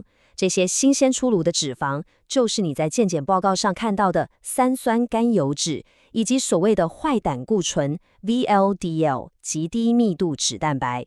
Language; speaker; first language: Chinese; native; Chinese